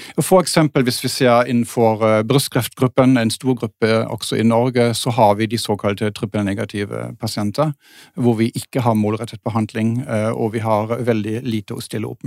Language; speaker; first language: Norwegian; non-native, fluent; German